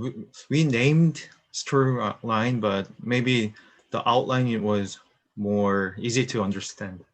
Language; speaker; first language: English; non-native, learner; Korean